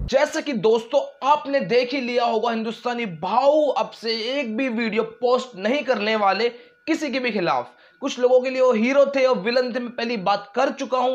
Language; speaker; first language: Hindi; native; Hindi